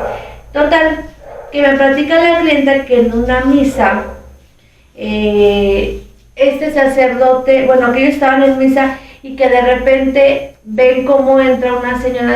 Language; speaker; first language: Spanish; native; Spanish